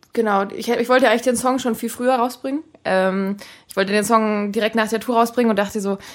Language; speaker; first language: German; native; German